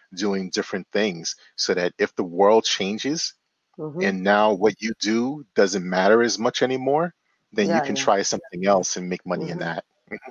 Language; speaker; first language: English; native; English